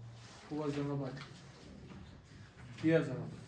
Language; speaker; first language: Arabic; non-native, learner; Urdu